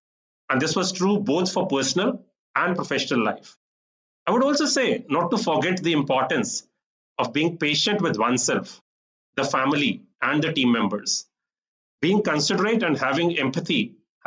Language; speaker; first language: English; non-native, local second language; Punjabi